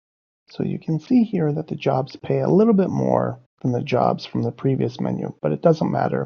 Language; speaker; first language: English; native; English